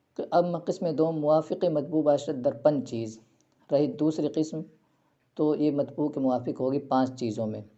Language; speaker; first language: Urdu; native; Urdu